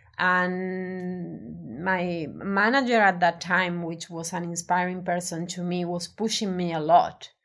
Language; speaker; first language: English; non-native, fluent; Spanish